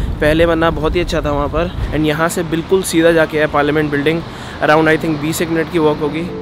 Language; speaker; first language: Hindi; native; Hindi